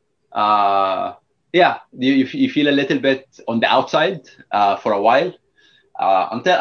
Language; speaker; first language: English; non-native, fluent; Arabic